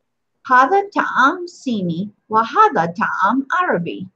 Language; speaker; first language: Arabic; non-native, fluent; English